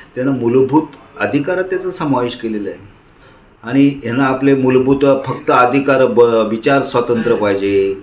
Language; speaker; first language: Marathi; native; Marathi